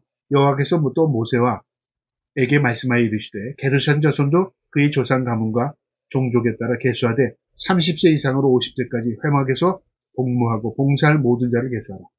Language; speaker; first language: Korean; native; Korean